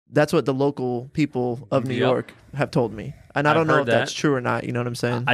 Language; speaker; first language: English; native; English